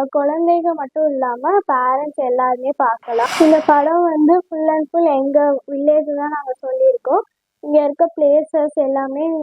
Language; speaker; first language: Tamil; native; Tamil